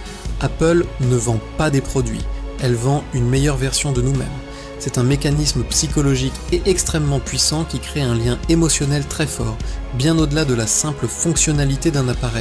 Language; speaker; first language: French; native; French